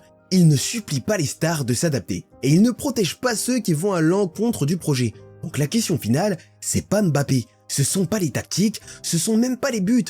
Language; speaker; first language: French; native; French